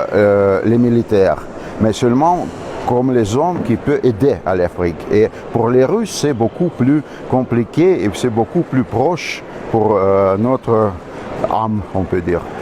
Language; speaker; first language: French; non-native, fluent; Russian